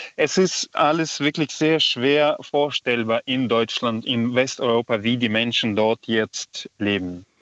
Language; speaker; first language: German; non-native, fluent; Belarusian